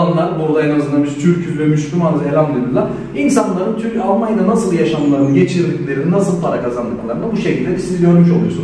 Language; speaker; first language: Turkish; native; Turkish